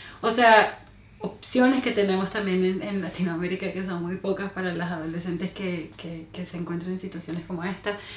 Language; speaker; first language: Spanish; native; Spanish